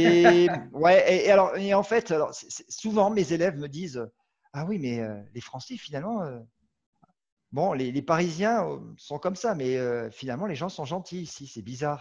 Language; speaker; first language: French; native; French